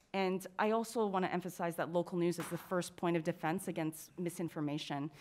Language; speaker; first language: English; native; English